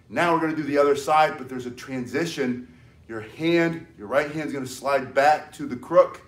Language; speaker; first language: English; native; English